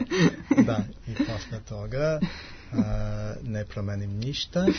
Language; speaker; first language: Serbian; non-native, learner; English